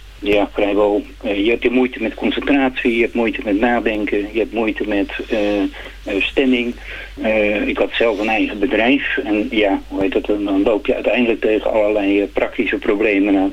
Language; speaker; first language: Dutch; native; Dutch